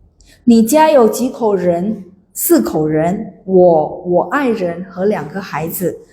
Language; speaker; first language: Chinese; non-native, fluent; Indonesian